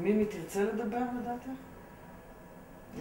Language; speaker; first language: Hebrew; native; Hebrew